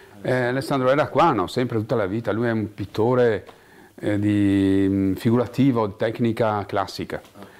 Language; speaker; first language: Italian; native; Italian